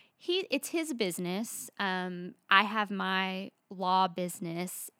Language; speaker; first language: English; native; English